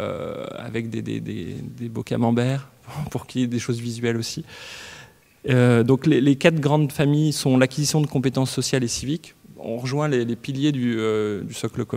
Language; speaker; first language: French; native; French